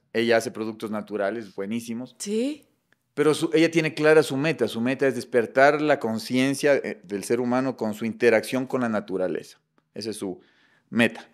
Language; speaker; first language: Spanish; native; Spanish